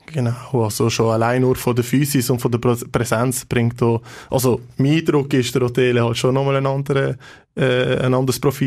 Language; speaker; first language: German; native; German